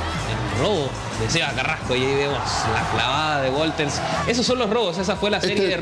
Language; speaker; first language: Spanish; native; Spanish